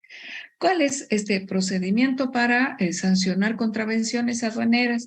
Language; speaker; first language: Spanish; native; Spanish